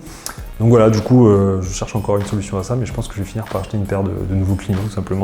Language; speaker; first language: French; native; French